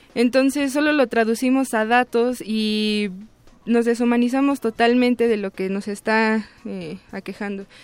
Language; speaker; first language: Spanish; native; Spanish